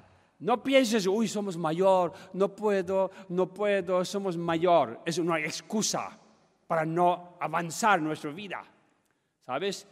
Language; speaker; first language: Spanish; non-native, learner; Tibetan